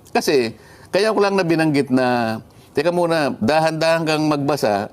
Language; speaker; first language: Filipino; non-native, local second language; Masbatenyo